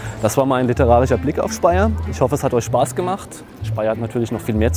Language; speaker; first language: German; native; German